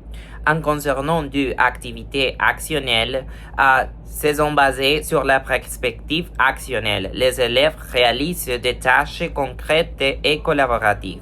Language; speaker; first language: French; non-native, fluent; Spanish